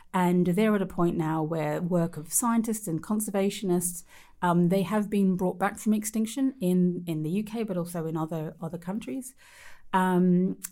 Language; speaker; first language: English; native; English